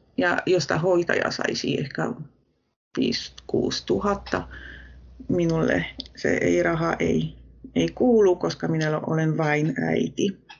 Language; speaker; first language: Finnish; non-native, fluent; Polish